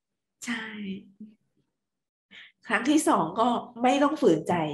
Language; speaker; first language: Thai; native; Thai